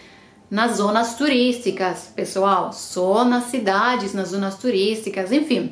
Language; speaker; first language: Portuguese; non-native, fluent; Romanian